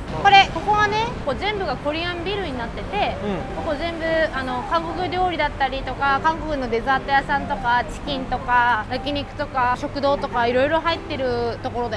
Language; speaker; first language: Japanese; native; Japanese